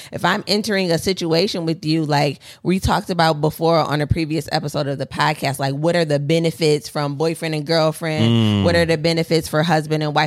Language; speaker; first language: English; native; English